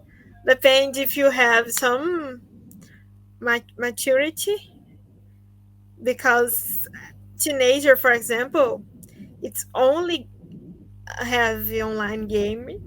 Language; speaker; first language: English; non-native, learner; Portuguese